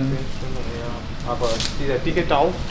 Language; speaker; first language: German; non-native, learner; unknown